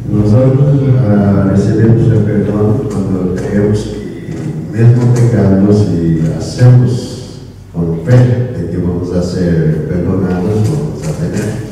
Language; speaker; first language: Spanish; non-native, learner; Korean